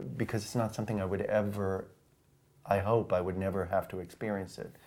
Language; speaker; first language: English; native; English